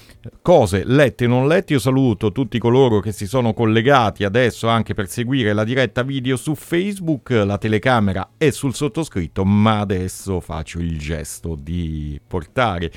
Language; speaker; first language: Italian; native; Italian